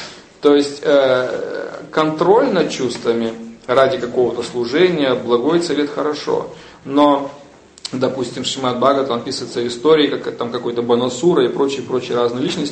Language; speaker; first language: Russian; native; Russian